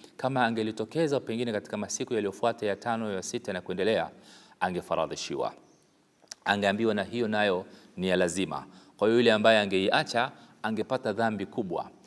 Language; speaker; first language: Swahili; native; Swahili